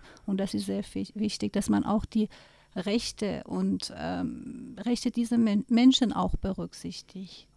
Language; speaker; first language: German; non-native, fluent; Persian